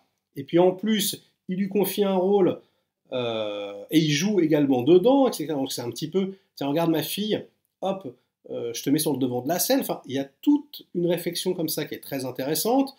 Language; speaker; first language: French; native; French